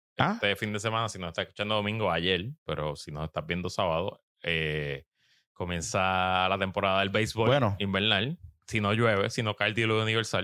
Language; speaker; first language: Spanish; native; Spanish